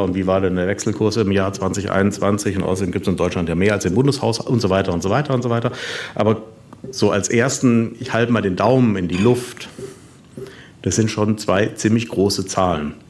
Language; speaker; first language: German; native; German